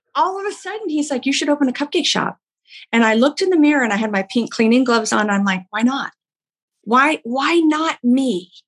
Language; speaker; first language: English; native; English